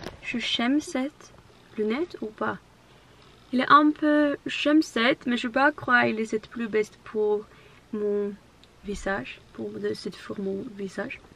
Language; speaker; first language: French; non-native, learner; Norwegian